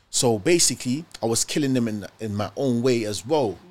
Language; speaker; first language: English; early bilingual, other home language; German